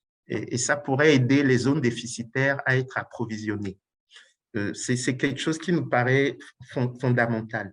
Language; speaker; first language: French; non-native, local second language; Ewe